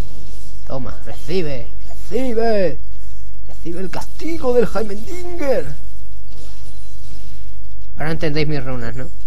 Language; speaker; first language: Spanish; native; Spanish